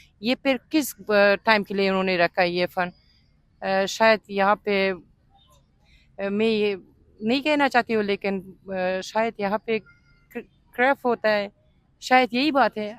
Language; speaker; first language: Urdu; non-native, fluent; Persian